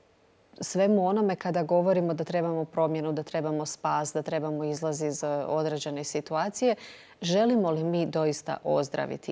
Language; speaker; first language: Croatian; native; Croatian